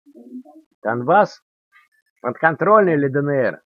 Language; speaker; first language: Russian; native; Russian